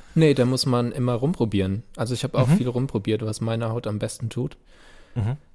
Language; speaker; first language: German; native; German